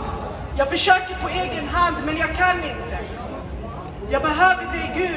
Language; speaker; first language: Swedish; non-native, fluent; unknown